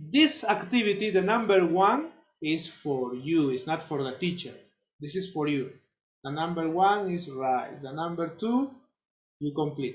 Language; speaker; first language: English; non-native, fluent; Spanish